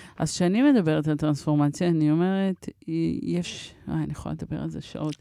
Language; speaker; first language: Hebrew; early bilingual, other home language; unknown